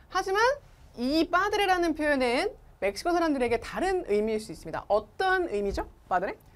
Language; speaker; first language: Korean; native; Korean